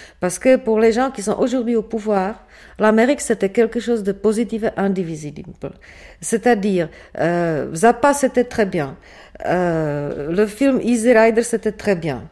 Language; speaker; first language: French; non-native, fluent; German